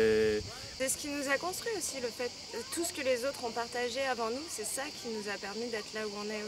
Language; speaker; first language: French; native; French